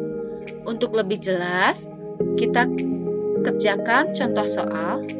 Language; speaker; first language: Indonesian; native; Indonesian